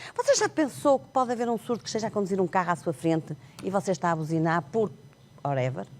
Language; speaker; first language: Portuguese; non-native, local second language; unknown